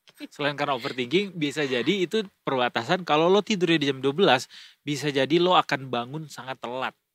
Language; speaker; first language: Indonesian; native; Indonesian